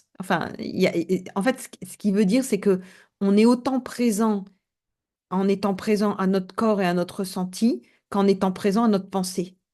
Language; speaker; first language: French; native; French